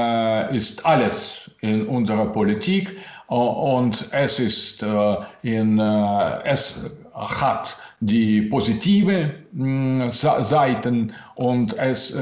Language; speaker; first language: German; non-native, learner; Russian